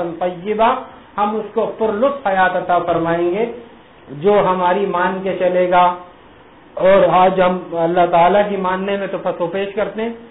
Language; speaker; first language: Urdu; native; Urdu